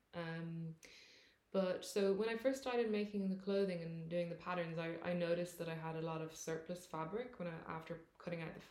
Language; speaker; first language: English; native; English